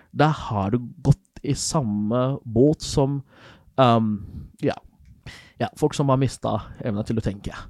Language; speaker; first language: Norwegian; non-native, fluent; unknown